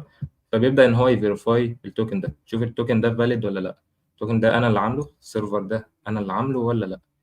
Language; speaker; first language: Arabic; native; Arabic